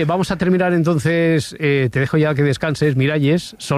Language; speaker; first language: Spanish; native; Spanish